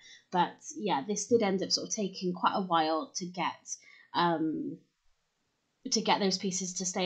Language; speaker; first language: English; native; English